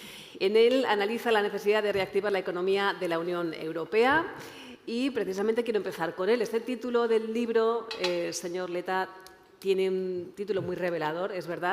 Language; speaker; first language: Spanish; native; Spanish